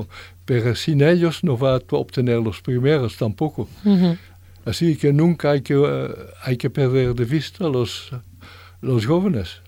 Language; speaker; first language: Spanish; non-native, fluent; French